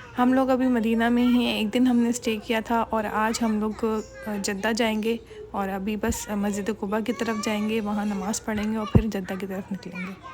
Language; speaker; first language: Urdu; native; Urdu